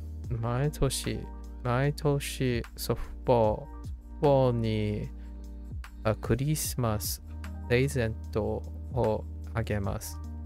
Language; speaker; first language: Japanese; non-native, learner; English